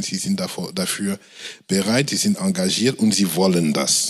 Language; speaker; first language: German; non-native, fluent; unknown